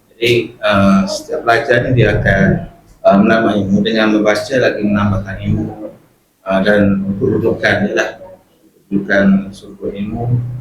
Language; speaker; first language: Malay; native; Malay